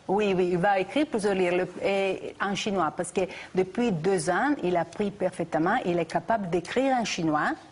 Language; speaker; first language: French; non-native, fluent; Italian